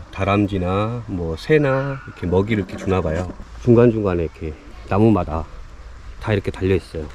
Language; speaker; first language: Korean; native; Korean